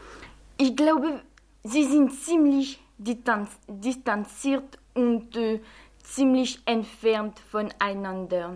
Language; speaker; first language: German; non-native, fluent; French